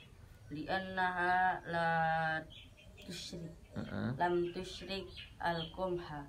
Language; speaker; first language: Arabic; non-native, learner; Indonesian